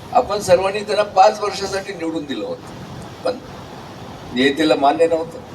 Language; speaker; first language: Marathi; native; Marathi